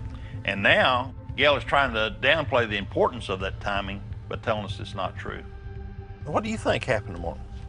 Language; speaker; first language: English; native; English